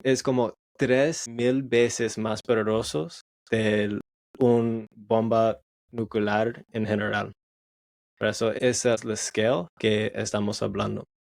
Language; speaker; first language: Spanish; non-native, learner; English